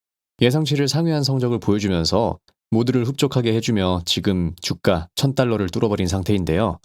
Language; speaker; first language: Korean; native; Korean